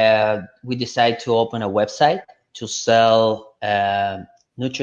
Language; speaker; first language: English; non-native, fluent; Russian